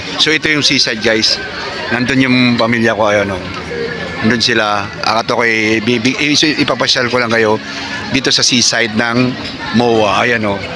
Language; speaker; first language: Filipino; native; Filipino